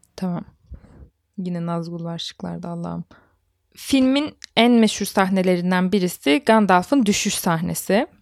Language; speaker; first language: Turkish; native; Turkish